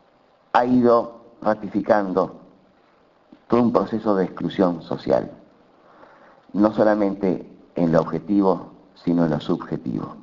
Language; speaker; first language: Spanish; native; Spanish